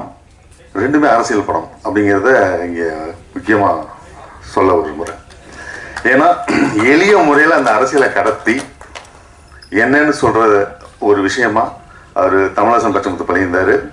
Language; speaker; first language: Tamil; native; Tamil